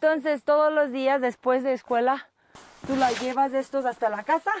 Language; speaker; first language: Spanish; non-native, learner; Korean